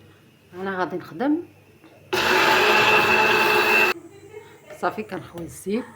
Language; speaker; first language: Arabic; native; Arabic